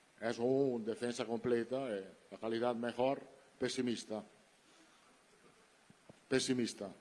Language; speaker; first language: Spanish; non-native, fluent; Italian